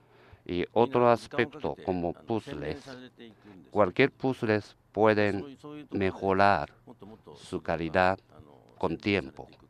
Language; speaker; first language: Spanish; non-native, learner; Japanese